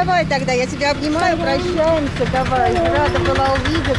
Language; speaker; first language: Russian; native; Russian